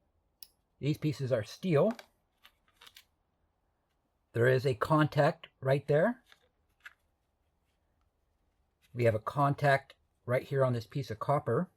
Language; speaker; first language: English; native; English